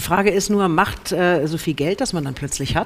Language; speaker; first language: German; native; German